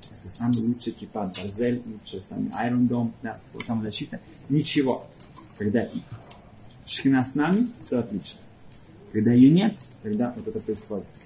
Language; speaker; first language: Russian; early bilingual, heritage; Russian